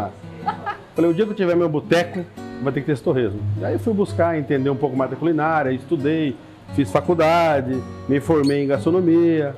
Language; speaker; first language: Portuguese; native; Portuguese